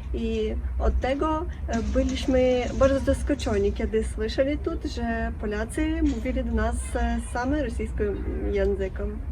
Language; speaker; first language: Polish; non-native, learner; Russian